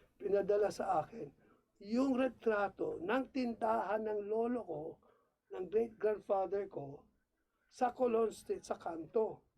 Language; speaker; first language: Filipino; non-native, local second language; Cebuano